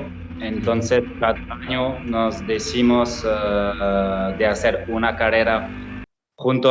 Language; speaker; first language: Spanish; non-native, learner; French